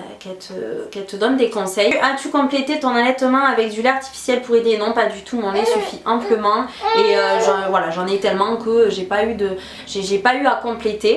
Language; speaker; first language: French; native; French